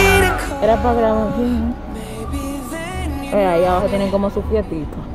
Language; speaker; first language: Spanish; native; Spanish